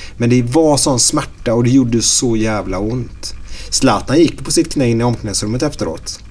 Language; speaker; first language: Swedish; native; Swedish